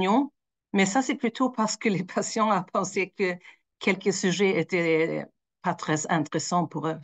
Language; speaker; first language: French; non-native, fluent; Swedish